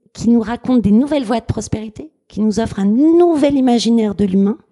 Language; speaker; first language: French; native; French